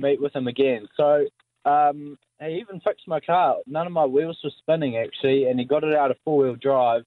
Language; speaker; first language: English; native; English